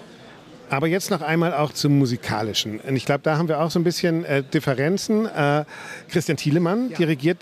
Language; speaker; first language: German; native; German